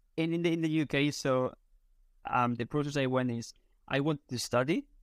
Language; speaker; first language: English; non-native, fluent; Spanish